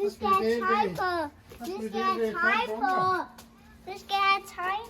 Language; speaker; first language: Danish; early bilingual, other home language; Vietnamese